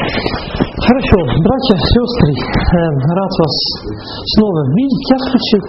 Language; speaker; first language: Russian; non-native, fluent; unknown